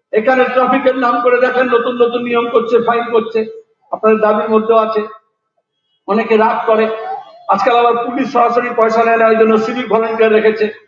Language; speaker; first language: Bangla; native; Bangla